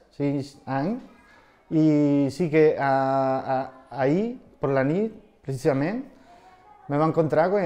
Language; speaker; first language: Catalan; non-native, local second language; Spanish